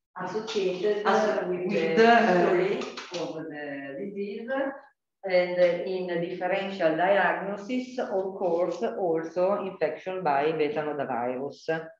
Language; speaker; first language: English; non-native, fluent; Italian